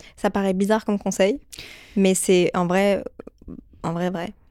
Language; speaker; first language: French; native; French